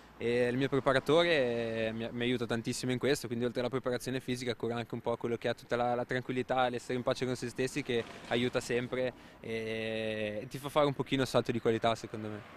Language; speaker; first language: Italian; native; Italian